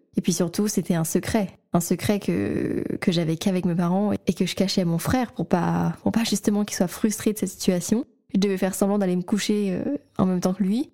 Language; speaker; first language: French; native; French